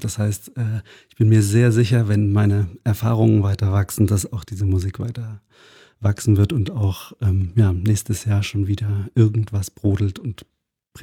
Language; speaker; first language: German; native; German